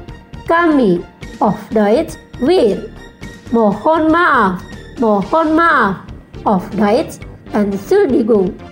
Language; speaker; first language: German; non-native, learner; Indonesian